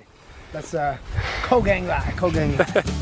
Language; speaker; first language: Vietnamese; non-native, learner; English